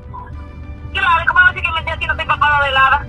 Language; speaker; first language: Spanish; native; Spanish